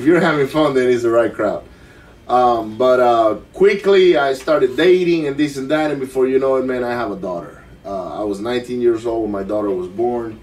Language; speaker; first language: English; non-native, fluent; Spanish